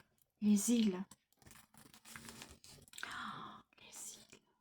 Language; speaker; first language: French; native; French